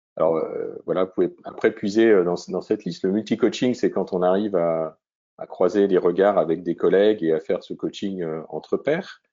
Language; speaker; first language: French; native; French